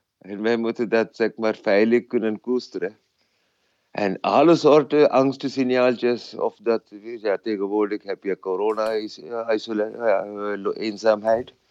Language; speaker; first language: Dutch; non-native, fluent; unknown